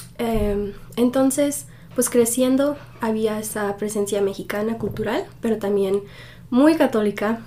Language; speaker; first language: Spanish; early bilingual, heritage; Spanish